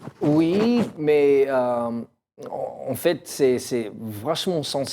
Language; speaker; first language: French; non-native, learner; English